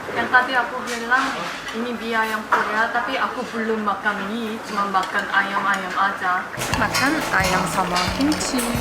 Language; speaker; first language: Indonesian; non-native, fluent; Korean